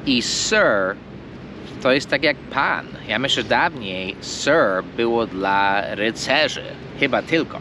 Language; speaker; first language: Polish; non-native, fluent; English